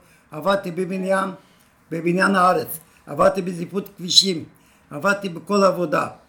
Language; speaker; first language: Hebrew; non-native, fluent; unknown